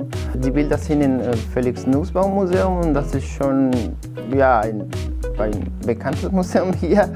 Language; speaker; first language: German; non-native, fluent; Spanish